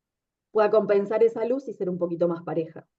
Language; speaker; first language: Spanish; native; Spanish